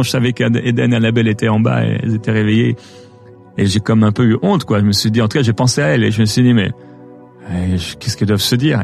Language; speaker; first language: French; native; French